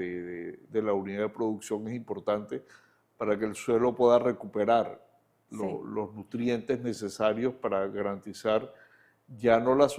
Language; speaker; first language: Spanish; native; Spanish